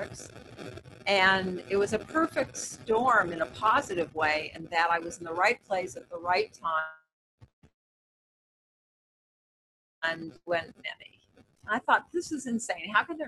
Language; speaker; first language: English; native; English